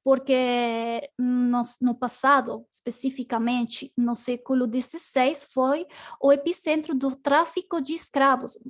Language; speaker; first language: Portuguese; non-native, learner; Spanish